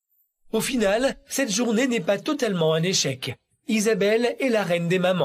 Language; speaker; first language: French; native; French